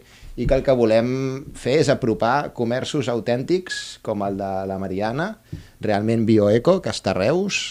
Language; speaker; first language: Catalan; native; Catalan